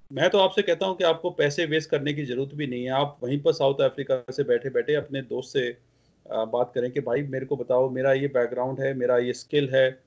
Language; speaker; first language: Hindi; non-native, local second language; Punjabi